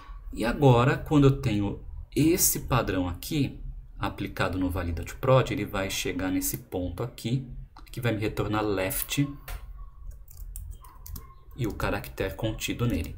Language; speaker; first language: Portuguese; native; Portuguese